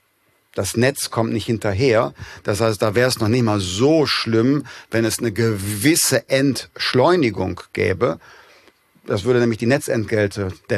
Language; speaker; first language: German; native; German